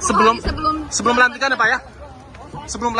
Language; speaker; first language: Indonesian; native; Indonesian